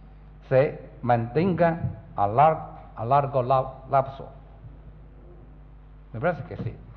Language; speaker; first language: Spanish; non-native, learner; Chinese